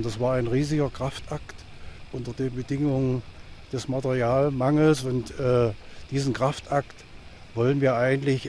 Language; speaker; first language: German; native; German